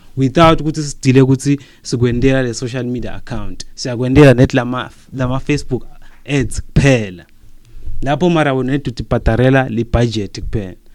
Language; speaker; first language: Zulu; non-native, local second language; Swati